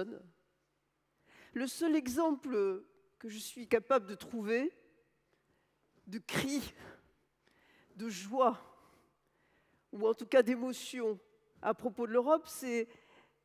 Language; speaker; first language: French; native; French